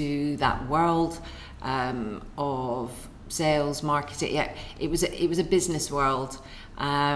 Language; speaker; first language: English; native; English